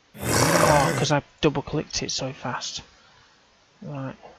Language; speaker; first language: English; native; English